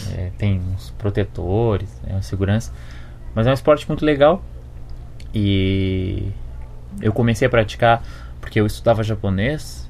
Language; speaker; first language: Portuguese; native; Portuguese